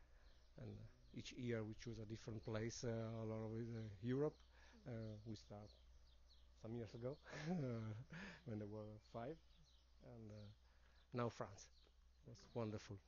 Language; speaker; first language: English; non-native, learner; Italian